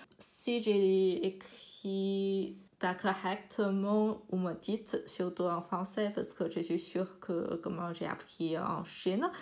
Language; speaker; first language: French; non-native, fluent; Chinese